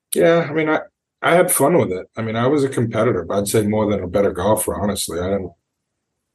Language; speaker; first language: English; native; English